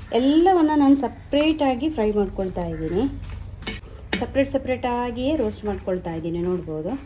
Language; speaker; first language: Kannada; non-native, local second language; Konkani